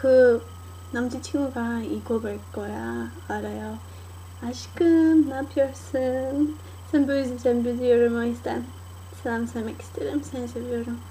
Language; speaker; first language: Korean; non-native, learner; English